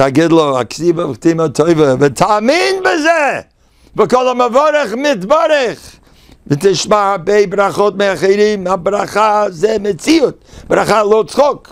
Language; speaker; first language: Hebrew; non-native, fluent; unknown